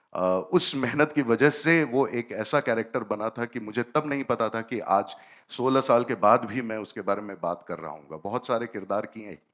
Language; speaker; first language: Hindi; native; Hindi